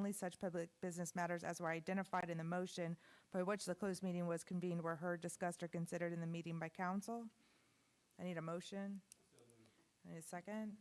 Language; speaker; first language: English; native; English